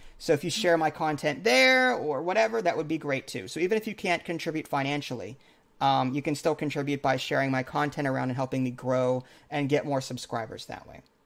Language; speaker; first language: English; native; English